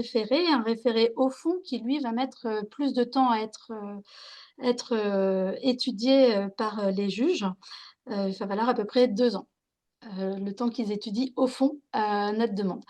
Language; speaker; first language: French; native; French